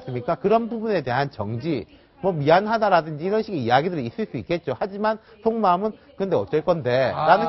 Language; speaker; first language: Korean; native; Korean